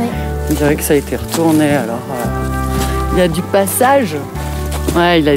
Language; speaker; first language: French; native; French